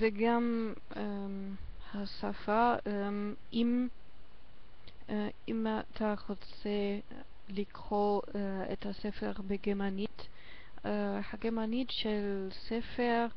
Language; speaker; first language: Hebrew; non-native, learner; German